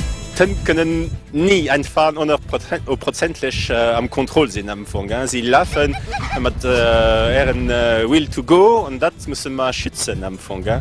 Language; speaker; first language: German; non-native, learner; French